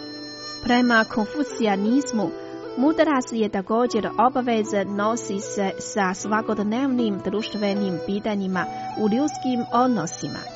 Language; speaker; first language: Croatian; non-native, fluent; Chinese